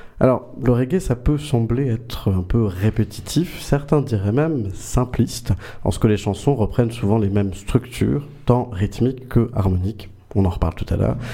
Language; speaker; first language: French; native; French